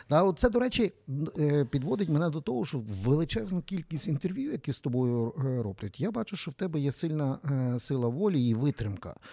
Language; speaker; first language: Ukrainian; native; Ukrainian